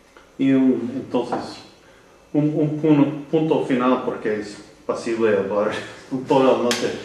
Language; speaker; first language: Spanish; non-native, learner; English